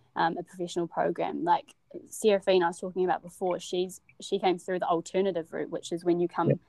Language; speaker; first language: English; native; English